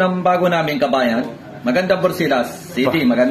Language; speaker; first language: Filipino; non-native, learner; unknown